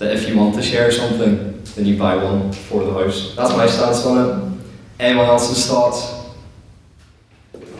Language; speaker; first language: English; native; English